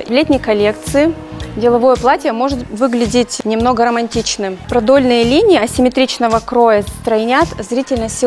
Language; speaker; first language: Russian; native; Russian